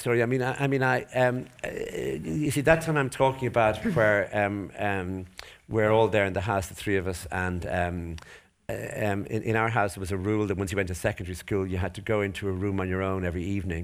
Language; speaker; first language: English; native; English